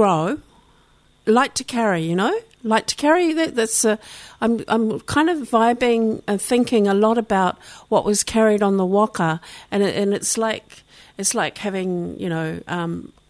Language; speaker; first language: English; native; English